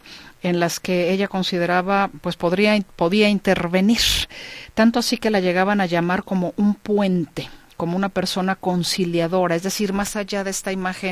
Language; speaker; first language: Spanish; native; Spanish